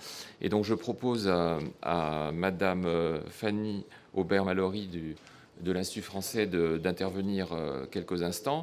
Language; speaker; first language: French; native; French